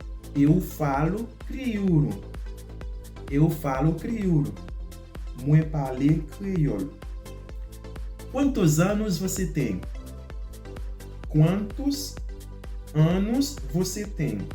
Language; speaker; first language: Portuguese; non-native, learner; Haitian Creole